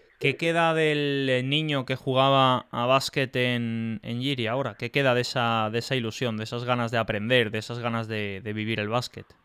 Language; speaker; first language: Spanish; native; Spanish